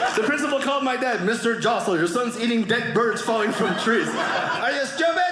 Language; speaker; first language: English; native; English